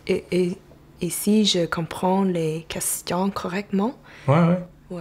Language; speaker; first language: French; non-native, local second language; English